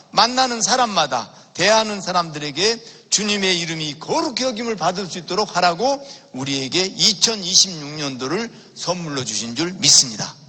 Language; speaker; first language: Korean; native; Korean